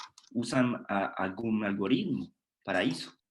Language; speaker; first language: Portuguese; non-native, fluent; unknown